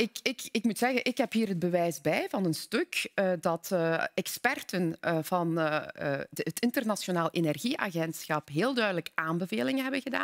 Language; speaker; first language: Dutch; native; Dutch